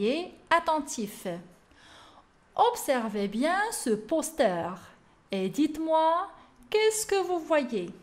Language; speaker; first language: French; non-native, local second language; Arabic